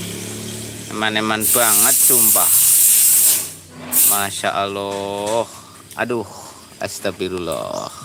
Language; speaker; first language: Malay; non-native, local second language; Javanese